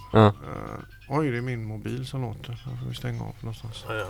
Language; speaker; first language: Swedish; native; Swedish